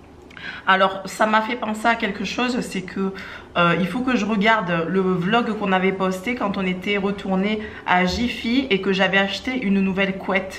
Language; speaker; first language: French; native; French